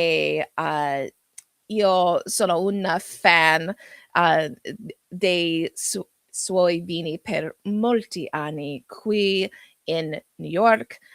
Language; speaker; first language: Italian; non-native, learner; English